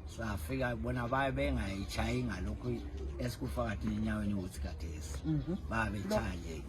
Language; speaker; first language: Zulu; native; Zulu